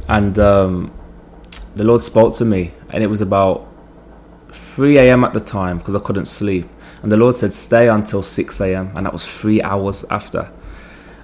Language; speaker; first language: English; native; English